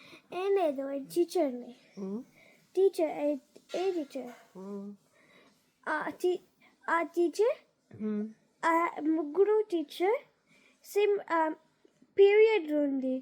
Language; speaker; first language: Telugu; early bilingual, heritage; Telugu